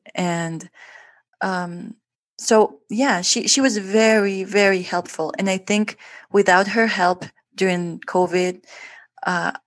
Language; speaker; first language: English; non-native, fluent; Spanish